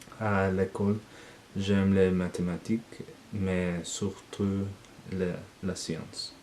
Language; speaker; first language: French; non-native, learner; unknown